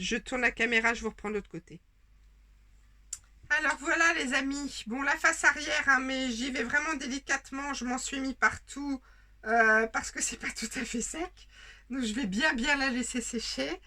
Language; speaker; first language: French; native; French